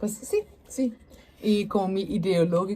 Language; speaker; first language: Spanish; non-native, learner; German